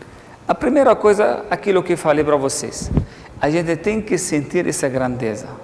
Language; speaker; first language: Portuguese; non-native, fluent; Arabic